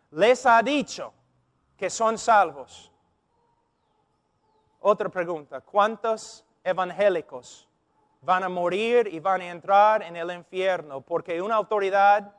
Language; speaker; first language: Spanish; non-native, fluent; English